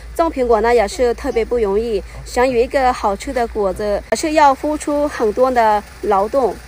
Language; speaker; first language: Chinese; non-native, fluent; Lao